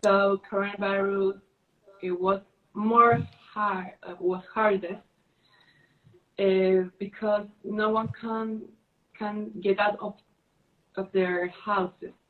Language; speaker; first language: English; non-native, learner; Spanish